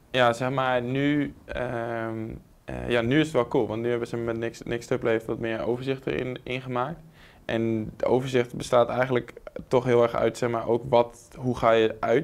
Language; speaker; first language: Dutch; native; Dutch